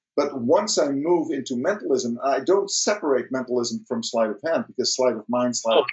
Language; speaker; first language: English; early bilingual, other home language; Dutch